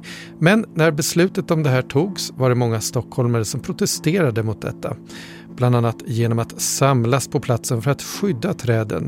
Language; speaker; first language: Swedish; native; Swedish